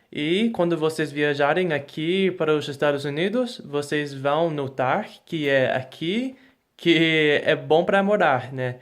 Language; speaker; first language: Portuguese; non-native, fluent; English